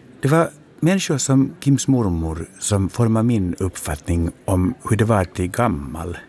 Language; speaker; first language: Swedish; native; Swedish